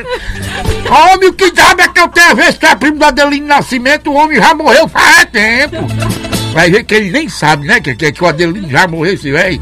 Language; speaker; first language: Portuguese; native; Portuguese